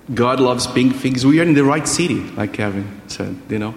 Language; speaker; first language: English; non-native, fluent; Portuguese